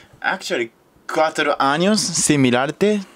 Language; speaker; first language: Spanish; non-native, learner; Japanese